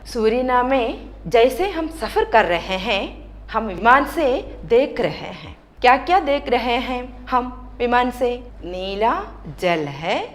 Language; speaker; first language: Hindi; non-native, local second language; Malayalam